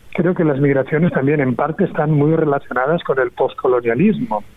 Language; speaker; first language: Spanish; native; Spanish